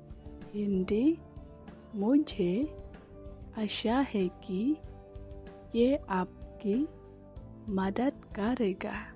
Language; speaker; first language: Hindi; non-native, local second language; Khasi